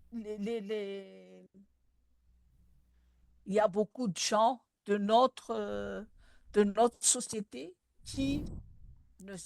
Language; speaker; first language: French; non-native, local second language; Malagasy